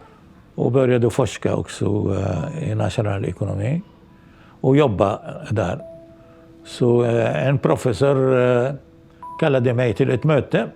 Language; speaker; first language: Swedish; non-native, local second language; Arabic